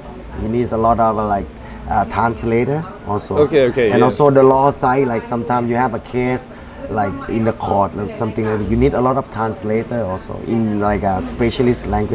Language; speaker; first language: English; non-native, fluent; Thai